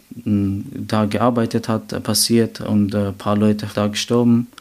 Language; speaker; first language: German; non-native, learner; Persian